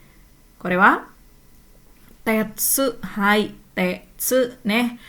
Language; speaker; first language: Japanese; non-native, fluent; Indonesian